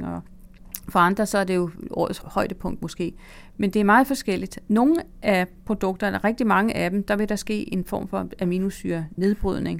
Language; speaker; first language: Danish; native; Danish